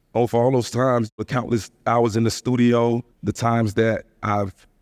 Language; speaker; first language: English; native; English